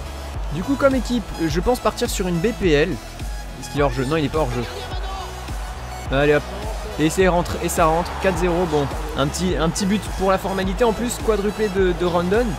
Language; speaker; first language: French; native; French